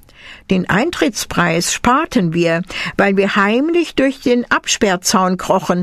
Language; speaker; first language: German; native; German